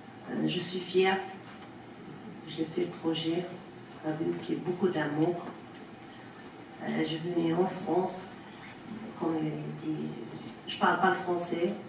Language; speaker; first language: French; non-native, learner; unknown